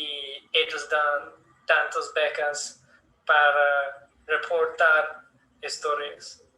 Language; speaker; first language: Spanish; non-native, learner; English